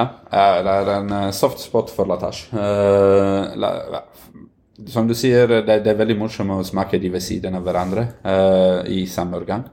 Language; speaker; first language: Norwegian; non-native, fluent; Italian